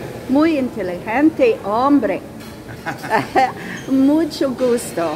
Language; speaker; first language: Spanish; non-native, learner; Arabic